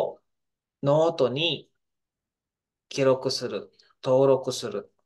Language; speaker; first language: Japanese; non-native, fluent; Filipino